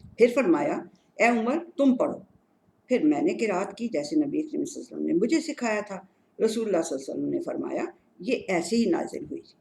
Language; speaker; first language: Urdu; native; Urdu